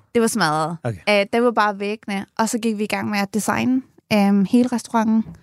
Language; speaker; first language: Danish; native; Danish